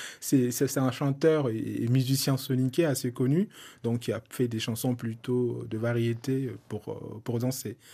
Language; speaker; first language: French; non-native, local second language; Soninke